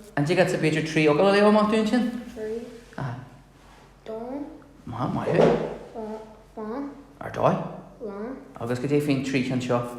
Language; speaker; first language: Irish; native; Irish